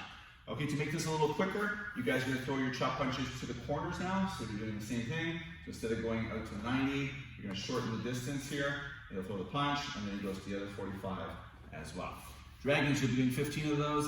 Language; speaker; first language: English; native; English